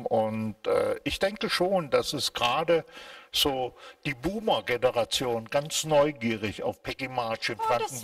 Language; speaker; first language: German; native; German